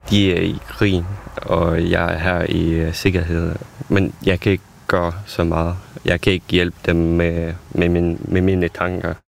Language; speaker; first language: Danish; non-native, fluent; Ukrainian